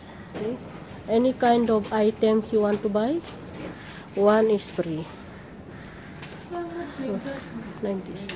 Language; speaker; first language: English; non-native, local second language; Filipino